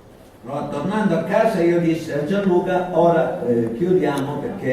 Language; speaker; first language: Italian; native; Italian